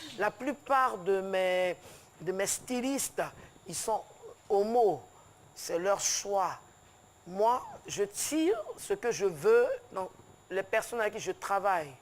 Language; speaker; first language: French; early bilingual, heritage; French